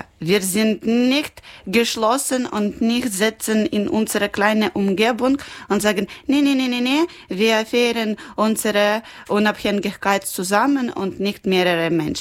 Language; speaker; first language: German; non-native, learner; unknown